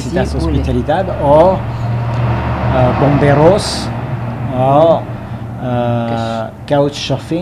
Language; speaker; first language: Spanish; non-native, learner; French